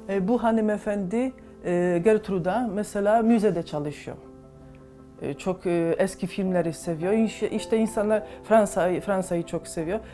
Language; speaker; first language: Turkish; non-native, fluent; Polish